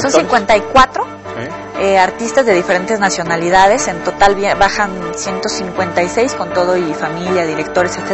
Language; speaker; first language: Spanish; native; Spanish